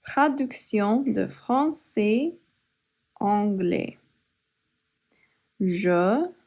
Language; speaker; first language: French; non-native, fluent; English